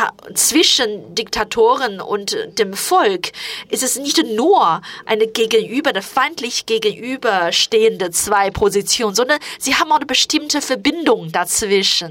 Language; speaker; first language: German; non-native, fluent; Chinese